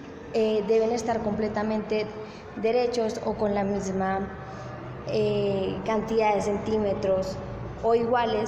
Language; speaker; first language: Spanish; native; Spanish